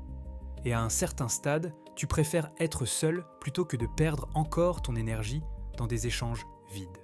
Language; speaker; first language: French; native; French